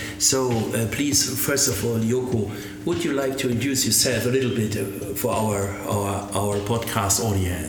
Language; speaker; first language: English; non-native, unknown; German